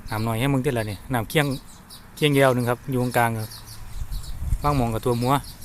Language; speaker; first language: Thai; native; Thai